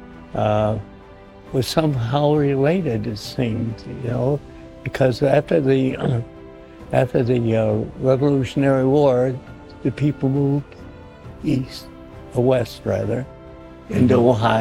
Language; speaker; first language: English; native; English